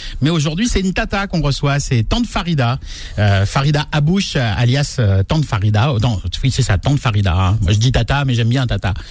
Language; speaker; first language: French; native; French